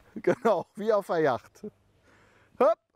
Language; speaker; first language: German; native; German